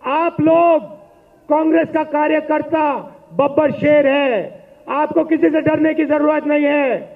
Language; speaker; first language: Hindi; native; Hindi